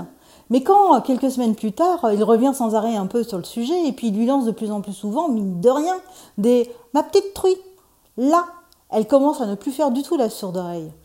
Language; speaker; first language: French; native; French